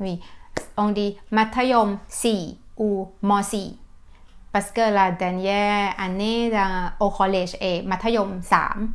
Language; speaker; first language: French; non-native, fluent; Thai